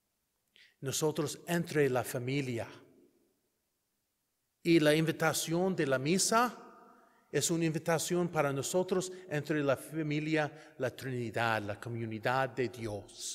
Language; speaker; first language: Spanish; non-native, learner; English